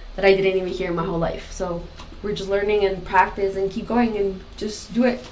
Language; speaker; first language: English; non-native, fluent; Spanish